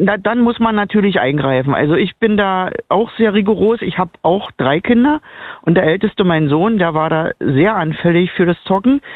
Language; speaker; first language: German; native; German